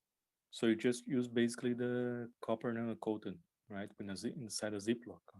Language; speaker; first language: English; non-native, learner; Spanish